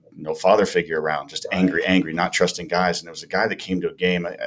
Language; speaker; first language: English; native; English